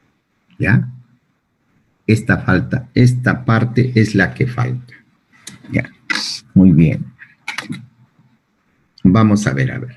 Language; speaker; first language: Spanish; native; Spanish